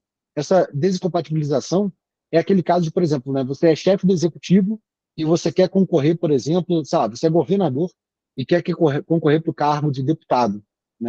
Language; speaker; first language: Portuguese; native; Portuguese